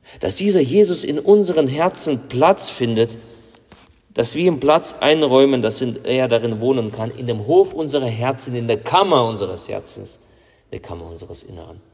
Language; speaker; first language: German; non-native, fluent; Russian